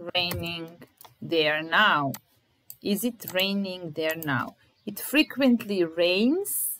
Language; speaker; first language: English; non-native, fluent; Serbian